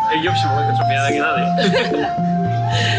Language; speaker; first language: Korean; native; Korean